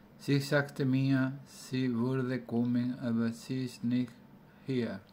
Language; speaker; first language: German; non-native, learner; Spanish